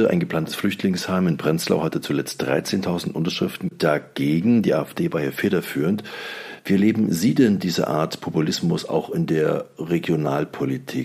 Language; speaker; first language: German; native; German